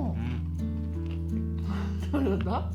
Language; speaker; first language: Japanese; native; Japanese